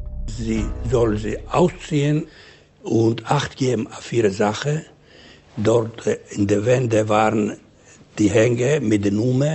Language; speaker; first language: German; non-native, fluent; Ladino